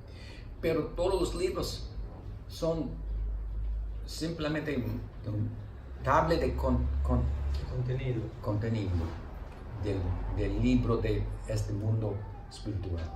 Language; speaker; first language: Spanish; non-native, learner; English